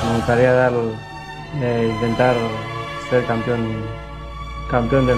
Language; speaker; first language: Spanish; native; Spanish